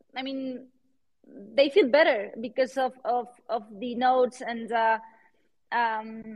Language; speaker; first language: English; non-native, fluent; Spanish